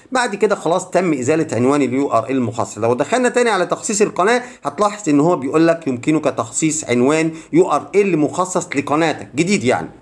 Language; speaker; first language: Arabic; native; Arabic